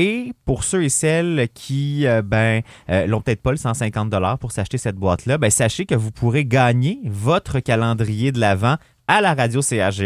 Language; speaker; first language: French; native; French